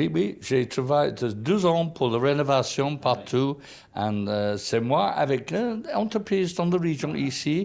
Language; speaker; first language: French; non-native, learner; English